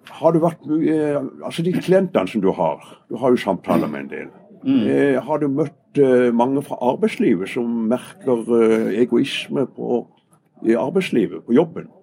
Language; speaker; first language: Norwegian; native; Norwegian